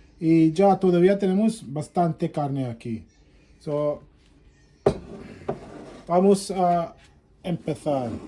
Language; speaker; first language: Spanish; non-native, fluent; Sylheti